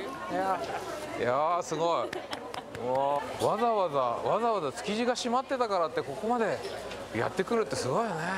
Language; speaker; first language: Japanese; native; Japanese